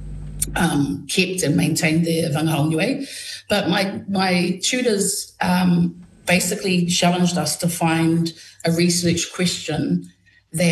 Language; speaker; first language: English; native; English